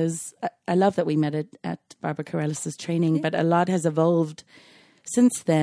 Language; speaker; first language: English; native; English